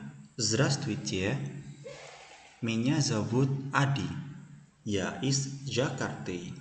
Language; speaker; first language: Russian; non-native, fluent; Indonesian